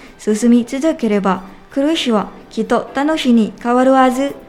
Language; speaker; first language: Japanese; non-native, learner; Filipino